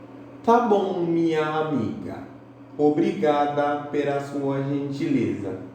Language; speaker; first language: Portuguese; non-native, fluent; Haitian Creole